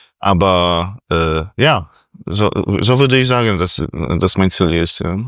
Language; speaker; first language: German; non-native, fluent; Polish